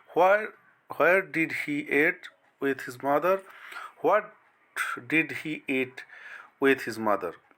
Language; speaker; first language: English; non-native, local second language; Bangla